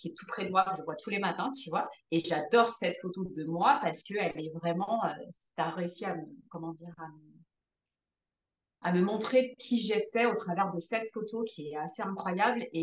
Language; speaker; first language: French; native; French